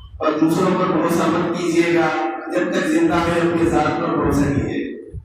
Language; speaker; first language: Urdu; native; Urdu